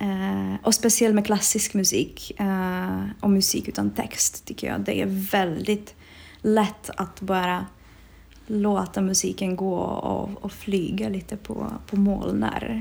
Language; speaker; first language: Swedish; non-native, fluent; Czech